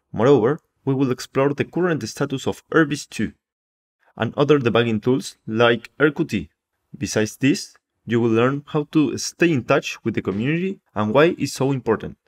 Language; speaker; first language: English; non-native, fluent; Spanish